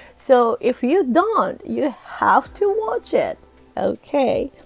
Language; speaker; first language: English; non-native, fluent; Japanese